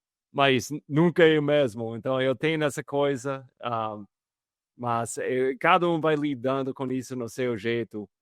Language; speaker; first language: Portuguese; non-native, fluent; English